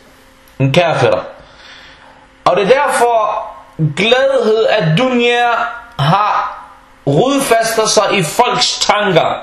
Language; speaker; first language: Danish; non-native, local second language; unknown